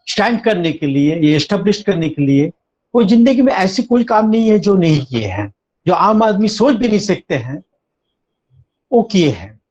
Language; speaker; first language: Hindi; native; Hindi